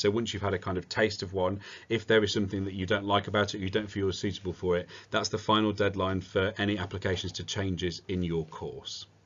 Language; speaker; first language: English; native; English